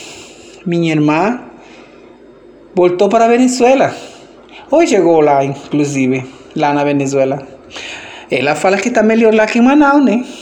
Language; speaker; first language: Portuguese; non-native, fluent; Spanish